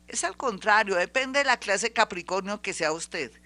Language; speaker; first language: Spanish; native; Spanish